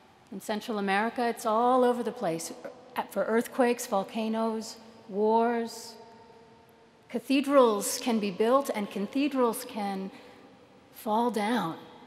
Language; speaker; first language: English; native; English